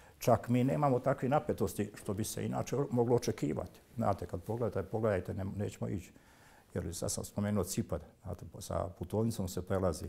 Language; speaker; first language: Serbian; native; Serbian